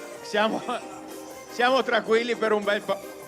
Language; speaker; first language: Italian; native; Italian